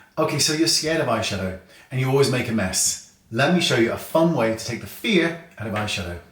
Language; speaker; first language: English; native; English